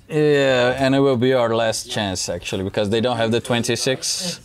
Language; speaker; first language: English; non-native, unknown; Portuguese